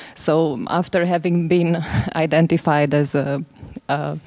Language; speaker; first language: English; non-native, fluent; Romanian